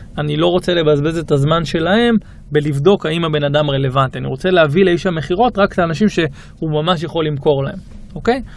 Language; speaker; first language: Hebrew; native; Hebrew